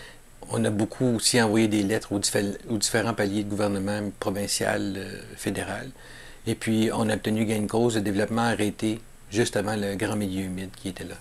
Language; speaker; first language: French; native; French